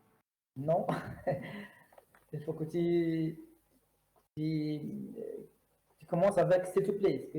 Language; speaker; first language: French; non-native, learner; Arabic